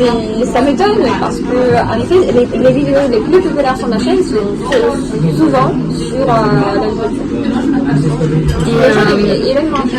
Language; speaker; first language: French; non-native, fluent; Russian